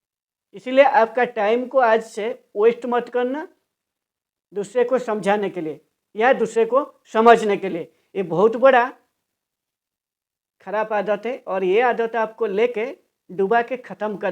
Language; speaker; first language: Hindi; non-native, local second language; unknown